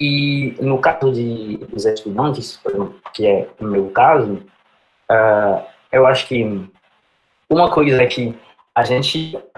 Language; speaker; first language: Portuguese; non-native, fluent; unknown